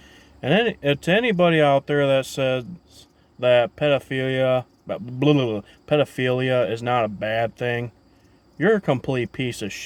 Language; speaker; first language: English; native; English